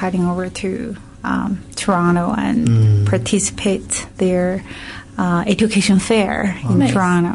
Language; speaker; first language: English; non-native, learner; Chinese